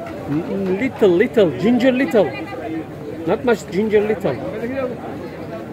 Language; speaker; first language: English; non-native, learner; Turkish